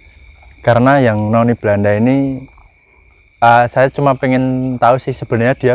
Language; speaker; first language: Indonesian; native; Indonesian